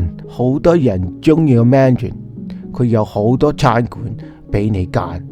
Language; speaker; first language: Cantonese; early bilingual, heritage; Cantonese